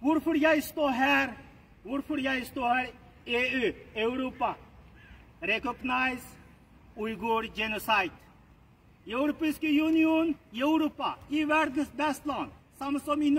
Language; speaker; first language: Norwegian; non-native, learner; Uyghur